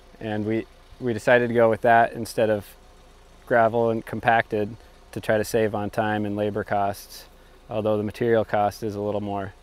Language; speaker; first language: English; native; English